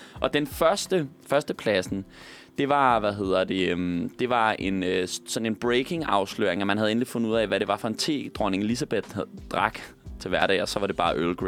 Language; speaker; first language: Danish; native; Danish